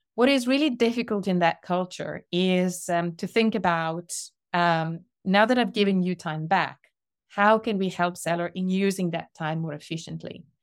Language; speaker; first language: English; non-native, fluent; Italian